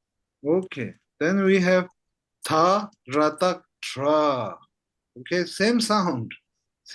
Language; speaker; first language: English; non-native, fluent; Tibetan